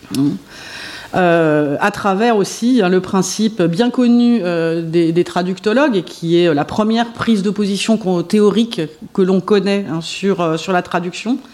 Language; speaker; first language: French; native; French